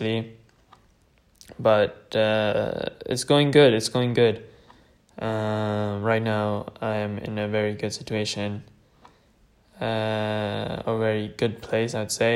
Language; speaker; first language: English; non-native, fluent; Tamil